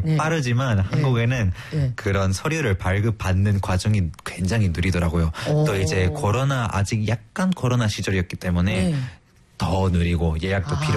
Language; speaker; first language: Korean; non-native, fluent; Spanish